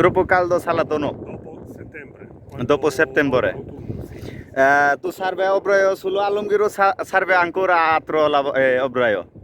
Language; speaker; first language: Italian; non-native, learner; Bangla